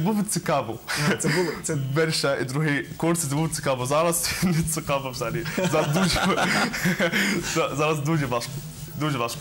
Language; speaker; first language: Ukrainian; non-native, learner; Arabic